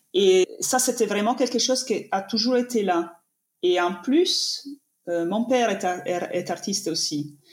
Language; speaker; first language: French; non-native, fluent; Italian